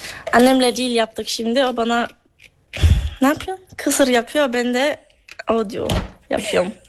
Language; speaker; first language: Turkish; early bilingual, heritage; Turkish